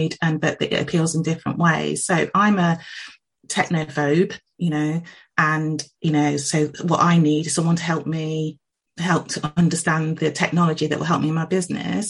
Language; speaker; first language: English; native; English